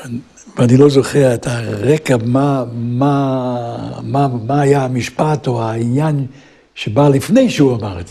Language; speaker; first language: Hebrew; non-native, fluent; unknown